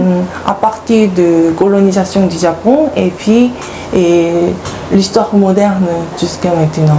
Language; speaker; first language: French; non-native, learner; Korean